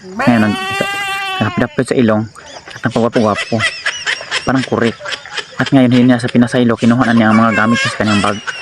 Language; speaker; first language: Filipino; non-native, local second language; Cebuano